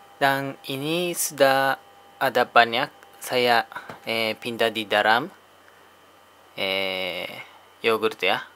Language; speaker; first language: Indonesian; non-native, learner; Japanese